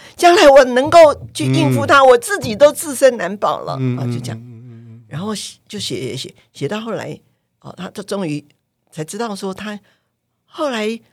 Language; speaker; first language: Chinese; native; Chinese